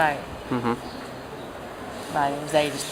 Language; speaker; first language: Basque; native; Basque